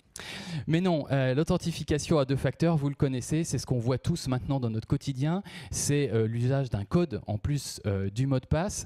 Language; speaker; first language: French; native; French